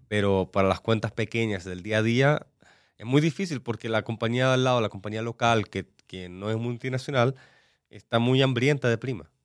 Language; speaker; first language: Spanish; native; Spanish